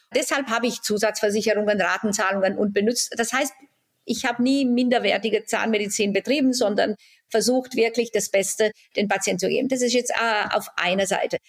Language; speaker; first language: German; non-native, fluent; Romanian